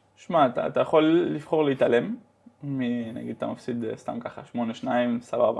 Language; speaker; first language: Hebrew; early bilingual, heritage; Hebrew